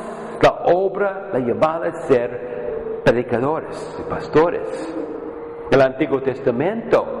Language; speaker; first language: Spanish; non-native, fluent; English